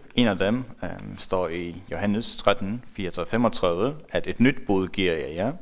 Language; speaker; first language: Danish; non-native, local second language; Faroese